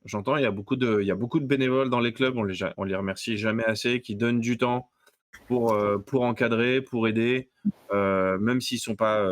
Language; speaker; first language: French; native; French